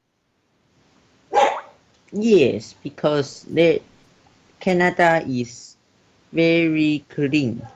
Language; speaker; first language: English; non-native, learner; Chinese